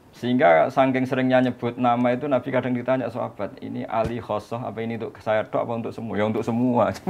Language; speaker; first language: Indonesian; non-native, local second language; Javanese